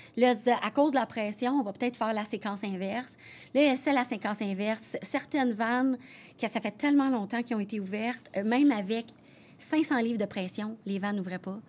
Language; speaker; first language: French; native; French